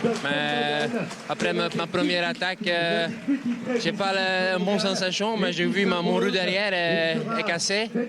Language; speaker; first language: French; non-native, local second language; Dutch